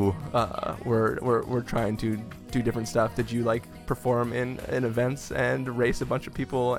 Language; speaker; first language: English; native; English